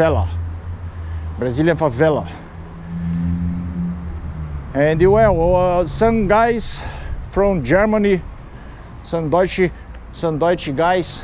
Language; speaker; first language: English; non-native, learner; Portuguese